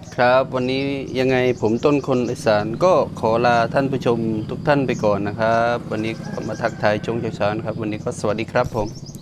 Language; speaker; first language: Thai; non-native, local second language; Northern Khmer